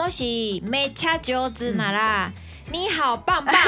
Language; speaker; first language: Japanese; non-native, learner; Chinese